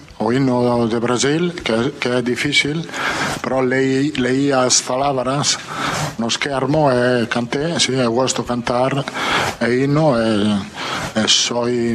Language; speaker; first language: Portuguese; non-native, fluent; Italian